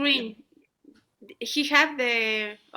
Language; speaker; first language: English; non-native, learner; Spanish